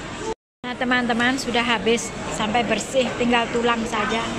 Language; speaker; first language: Indonesian; non-native, local second language; Javanese